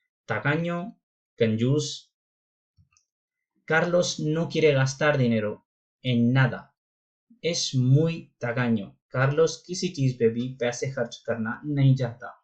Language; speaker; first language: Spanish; non-native, fluent; Urdu